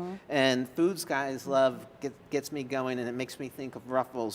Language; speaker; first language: English; native; English